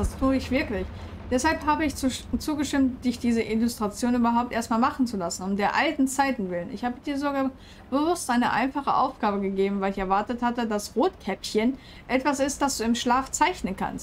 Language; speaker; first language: German; native; German